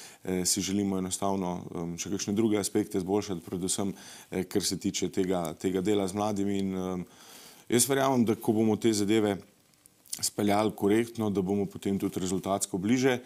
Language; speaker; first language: Slovenian; native; Slovenian